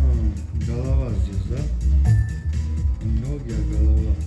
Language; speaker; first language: Russian; non-native, fluent; Armenian